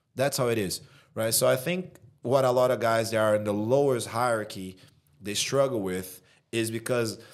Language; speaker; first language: English; non-native, fluent; Portuguese